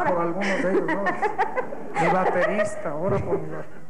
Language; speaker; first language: Spanish; native; Spanish